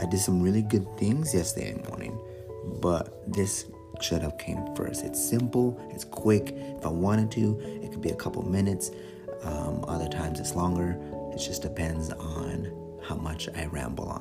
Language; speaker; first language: English; native; English